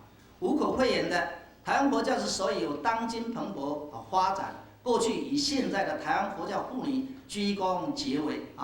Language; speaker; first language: Chinese; native; Chinese